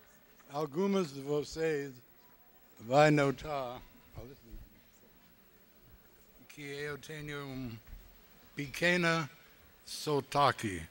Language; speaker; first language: Portuguese; non-native, learner; English